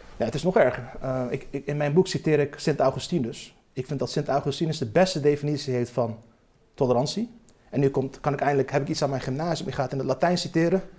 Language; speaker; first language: Dutch; early bilingual, other home language; Turkish